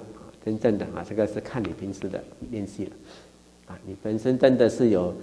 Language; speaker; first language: Chinese; native; Chinese